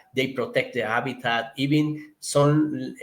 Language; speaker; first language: English; non-native, learner; Spanish